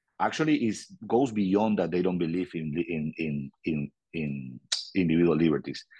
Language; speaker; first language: English; non-native, fluent; Spanish